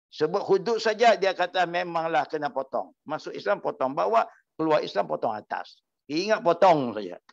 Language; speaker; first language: Malay; non-native, local second language; Chinese